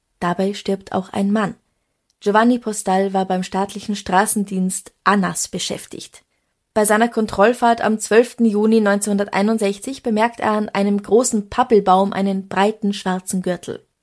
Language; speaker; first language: German; native; German